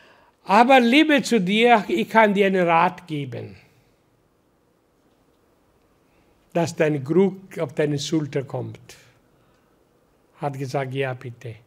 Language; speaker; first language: German; non-native, learner; Hindi